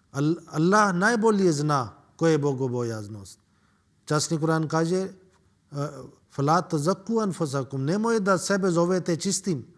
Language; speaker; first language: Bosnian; non-native, learner; Urdu